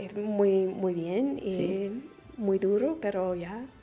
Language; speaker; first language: Spanish; non-native, learner; English